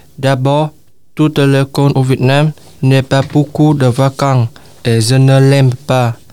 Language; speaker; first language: French; non-native, learner; Vietnamese